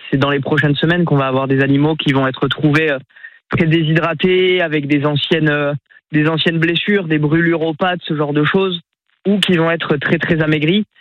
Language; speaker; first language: French; native; French